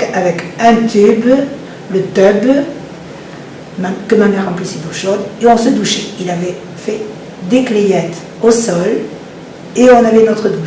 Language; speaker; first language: French; early bilingual, other home language; Italian